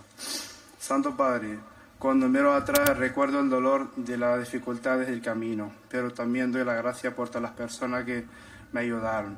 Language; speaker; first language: Spanish; non-native, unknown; Arabic